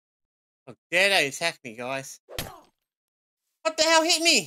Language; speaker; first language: English; native; English